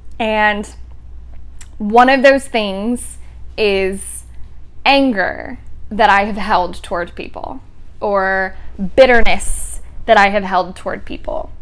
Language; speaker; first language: English; native; English